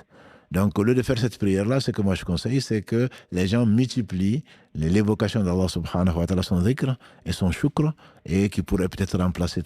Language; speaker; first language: French; native; French